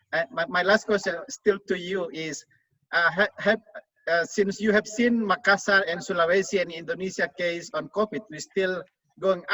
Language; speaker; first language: English; non-native, fluent; Indonesian